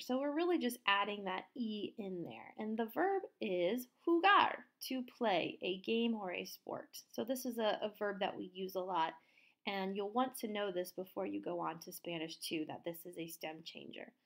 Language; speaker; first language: English; native; English